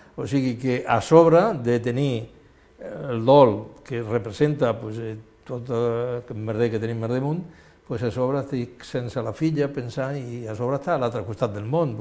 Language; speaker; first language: Catalan; non-native, local second language; Spanish